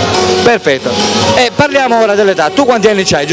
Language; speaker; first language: Italian; native; Italian